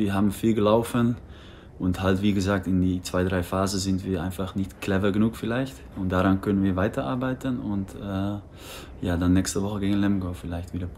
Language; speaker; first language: German; non-native, fluent; Dutch